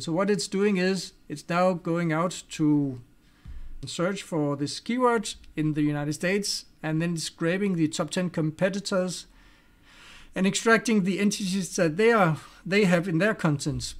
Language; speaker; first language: English; non-native, fluent; Danish